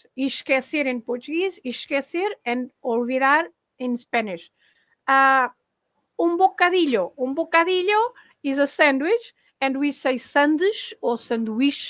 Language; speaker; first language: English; non-native, fluent; Portuguese